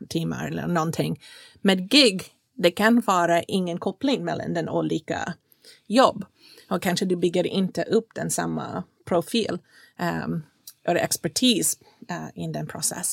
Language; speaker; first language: Swedish; non-native, fluent; English